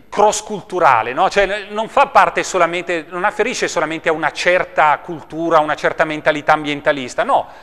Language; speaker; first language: Italian; native; Italian